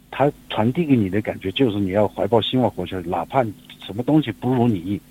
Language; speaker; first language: Chinese; native; Chinese